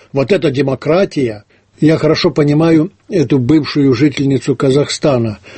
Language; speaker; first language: Russian; native; Russian